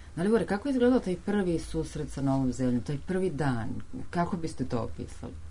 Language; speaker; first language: Serbian; native; Serbian